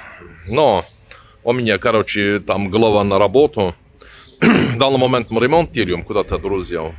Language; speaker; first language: Russian; non-native, learner; Turkish